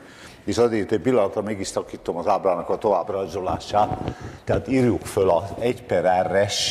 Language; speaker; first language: Hungarian; native; Hungarian